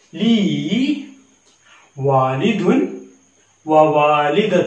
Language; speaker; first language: Arabic; non-native, learner; Malayalam